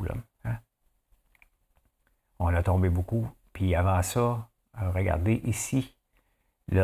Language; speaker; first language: French; native; French